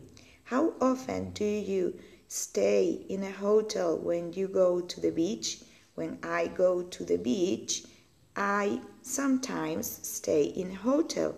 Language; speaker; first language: English; non-native, learner; Spanish